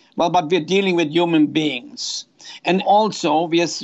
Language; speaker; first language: English; non-native, fluent; German